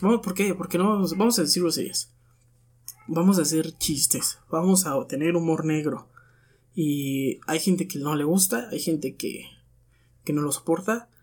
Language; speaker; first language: Spanish; native; Spanish